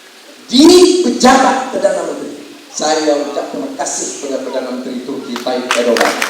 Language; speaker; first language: Malay; native; Malay